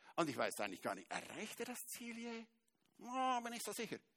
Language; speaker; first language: German; native; German